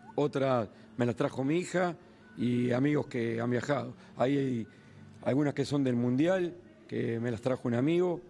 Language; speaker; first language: Spanish; native; Spanish